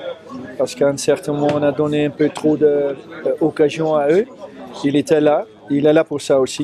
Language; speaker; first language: French; non-native, fluent; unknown